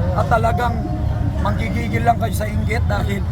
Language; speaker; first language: Filipino; native; Filipino